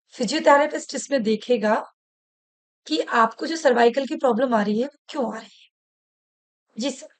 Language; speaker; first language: Hindi; native; Hindi